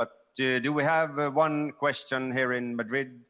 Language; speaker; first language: English; non-native, fluent; Swedish